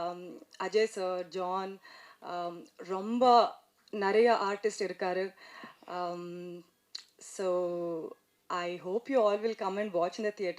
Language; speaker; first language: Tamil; non-native, learner; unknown